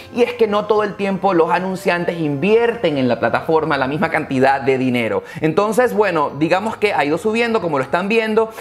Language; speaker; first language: Spanish; native; Spanish